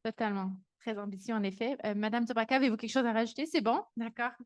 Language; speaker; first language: French; native; French